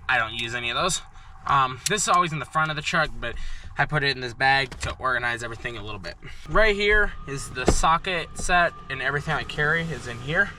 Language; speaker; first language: English; native; English